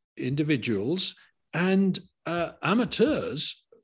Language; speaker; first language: English; native; English